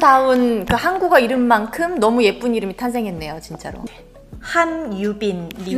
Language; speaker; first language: Korean; native; Korean